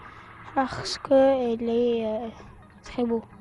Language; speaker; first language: French; non-native, fluent; Arabic